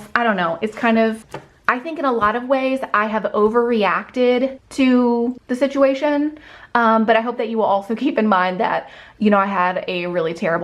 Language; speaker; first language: English; native; English